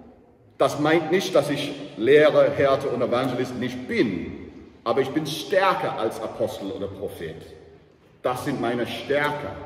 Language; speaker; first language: German; non-native, learner; English